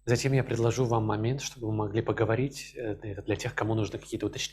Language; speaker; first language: Russian; native; Russian